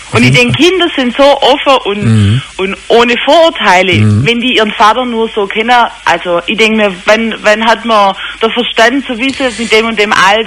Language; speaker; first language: German; native; German